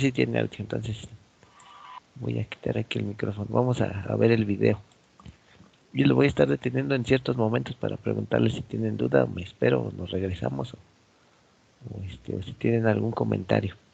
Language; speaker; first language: Spanish; native; Spanish